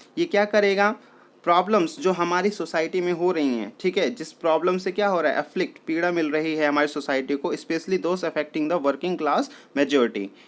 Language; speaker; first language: Hindi; native; Hindi